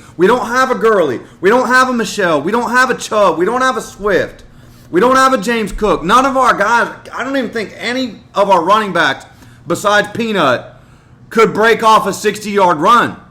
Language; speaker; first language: English; native; English